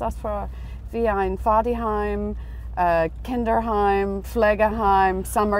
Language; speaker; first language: German; non-native, learner; English